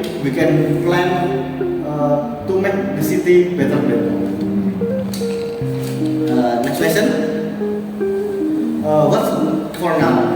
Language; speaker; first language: English; non-native, learner; Indonesian